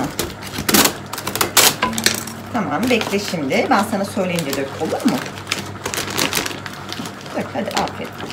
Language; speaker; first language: Turkish; native; Turkish